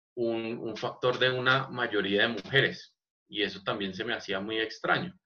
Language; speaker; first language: Spanish; native; Spanish